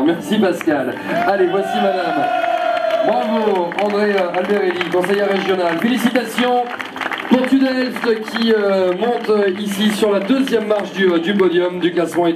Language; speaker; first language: French; native; French